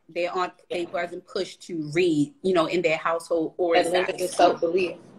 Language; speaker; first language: English; native; English